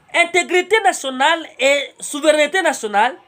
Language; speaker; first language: French; non-native, local second language; Swahili